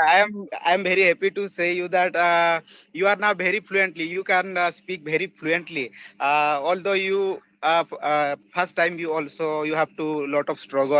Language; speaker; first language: English; non-native, learner; Odia